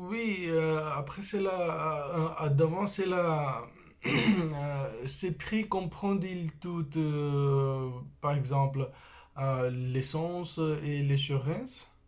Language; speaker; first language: French; non-native, fluent; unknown